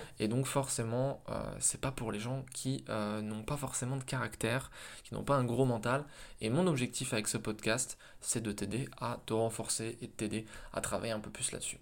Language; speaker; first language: French; native; French